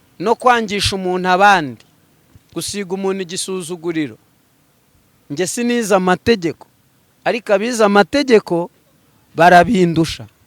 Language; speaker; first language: Kinyarwanda; native; Kinyarwanda